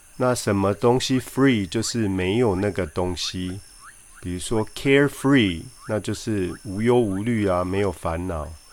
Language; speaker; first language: Chinese; native; Chinese